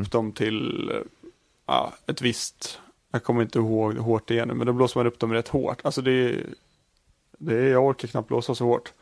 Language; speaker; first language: Swedish; native; Swedish